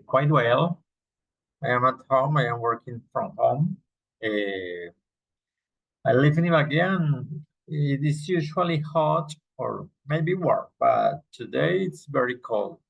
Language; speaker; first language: English; non-native, fluent; Spanish